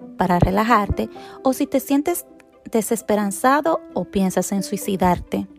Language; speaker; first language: Spanish; native; Spanish